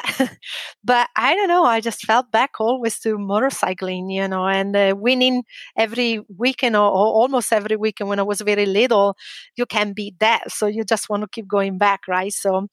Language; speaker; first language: English; non-native, fluent; Italian